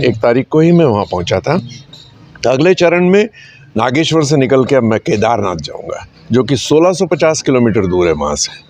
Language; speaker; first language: Hindi; native; Hindi